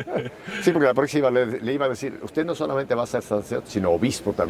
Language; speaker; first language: Spanish; native; Spanish